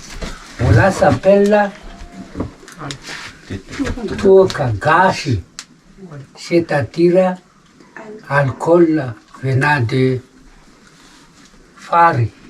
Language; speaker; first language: French; non-native, learner; Malagasy